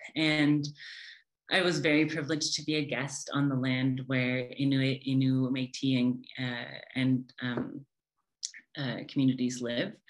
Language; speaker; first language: English; native; English